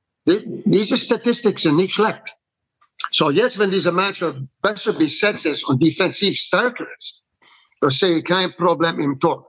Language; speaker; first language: German; non-native, fluent; English